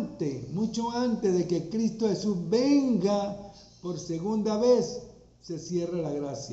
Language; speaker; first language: Spanish; native; Spanish